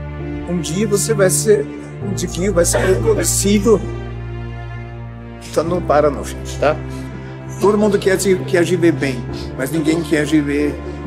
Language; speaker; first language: Portuguese; non-native, fluent; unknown